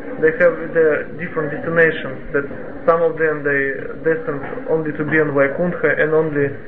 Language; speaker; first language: English; non-native, fluent; Russian